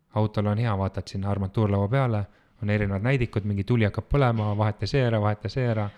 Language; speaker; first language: Estonian; native; Estonian